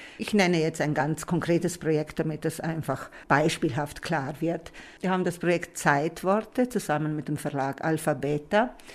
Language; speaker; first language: German; non-native, local second language; Italian